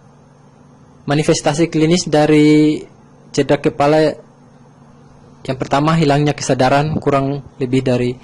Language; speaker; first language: Indonesian; native; Indonesian